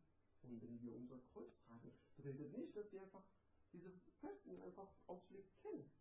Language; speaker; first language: German; non-native, learner; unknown